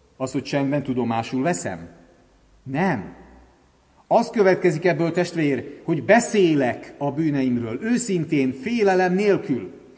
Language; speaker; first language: Hungarian; native; Hungarian